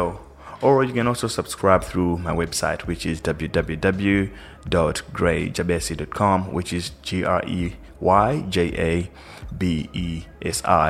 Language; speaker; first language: English; non-native, local second language; Nyanja